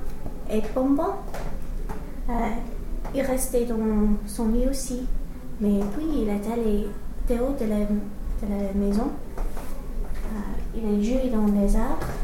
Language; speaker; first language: French; non-native, learner; English